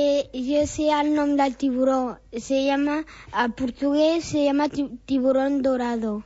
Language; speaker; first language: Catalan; non-native, learner; Portuguese